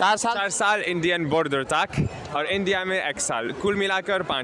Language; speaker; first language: Hindi; non-native, learner; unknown